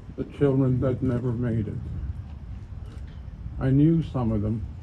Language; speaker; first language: English; native; English